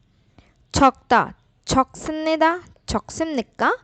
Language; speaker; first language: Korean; non-native, learner; Urdu